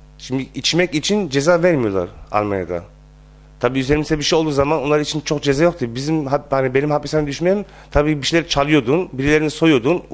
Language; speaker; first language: Turkish; early bilingual, heritage; Turkish